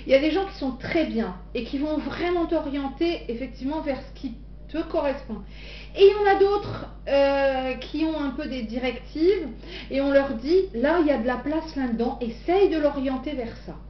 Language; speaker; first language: French; native; French